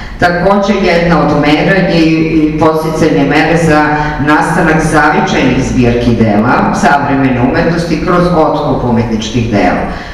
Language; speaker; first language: Serbian; native; Serbian